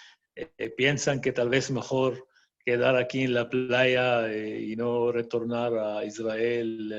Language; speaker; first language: Spanish; non-native, fluent; Arabic